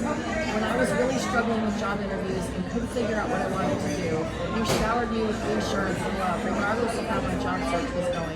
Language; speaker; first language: English; native; English